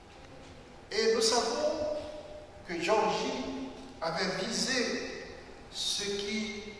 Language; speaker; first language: French; non-native, local second language; Haitian Creole